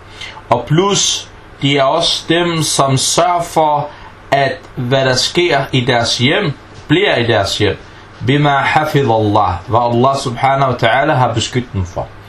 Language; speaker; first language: Danish; non-native, fluent; Arabic